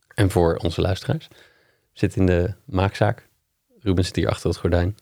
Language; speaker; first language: Dutch; non-native, fluent; English